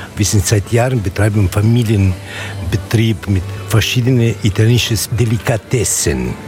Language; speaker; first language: German; non-native, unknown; Italian